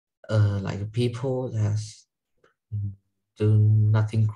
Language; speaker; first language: English; non-native, learner; Vietnamese